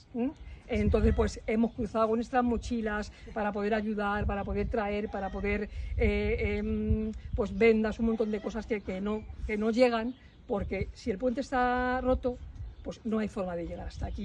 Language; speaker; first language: Spanish; native; Spanish